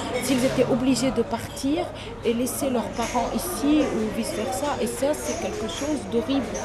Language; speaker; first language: French; non-native, local second language; Arabic